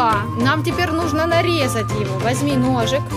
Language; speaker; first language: Russian; native; Russian